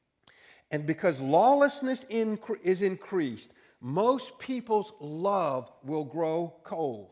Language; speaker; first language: English; native; English